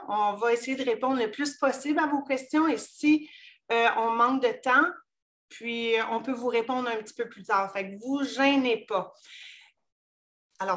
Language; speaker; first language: French; native; French